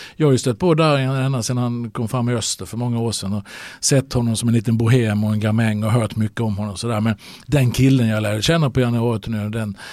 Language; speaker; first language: Swedish; native; Swedish